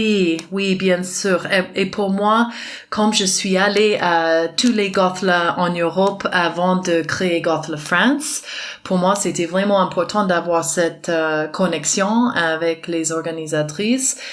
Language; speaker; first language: French; non-native, fluent; English